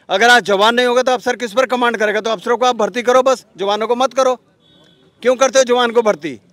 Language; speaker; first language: Hindi; native; Hindi